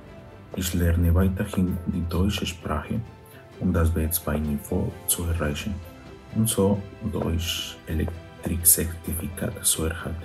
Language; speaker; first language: German; non-native, learner; Spanish